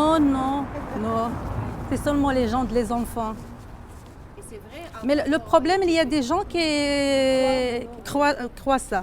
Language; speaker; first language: French; non-native, learner; Arabic